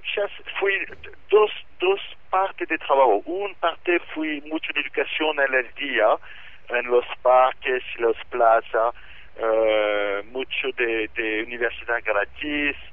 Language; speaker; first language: Spanish; non-native, fluent; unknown